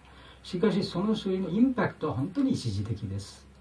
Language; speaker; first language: Japanese; non-native, learner; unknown